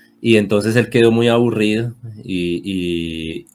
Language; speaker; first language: Spanish; native; Spanish